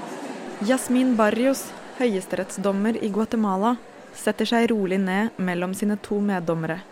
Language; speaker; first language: Norwegian; native; Norwegian